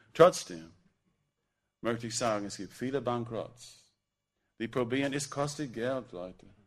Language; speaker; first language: German; non-native, fluent; English